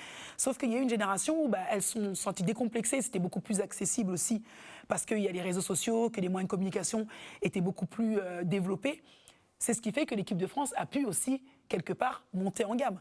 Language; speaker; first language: French; native; French